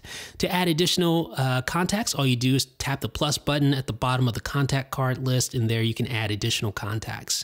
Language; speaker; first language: English; native; English